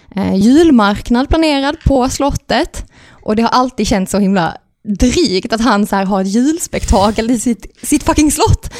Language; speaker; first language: Swedish; native; Swedish